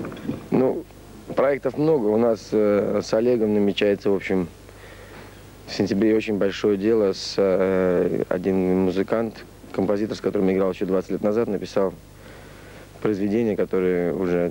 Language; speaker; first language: Russian; native; Russian